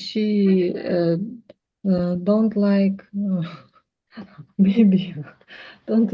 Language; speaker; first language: English; non-native, learner; Russian